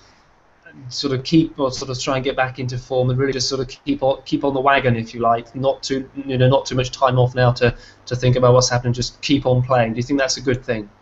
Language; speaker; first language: English; native; English